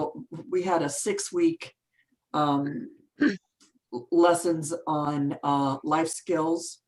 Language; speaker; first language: English; native; English